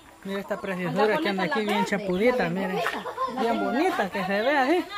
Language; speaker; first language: Spanish; native; Spanish